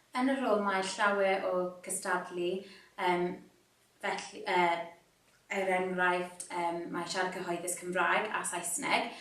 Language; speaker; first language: Welsh; non-native, local second language; English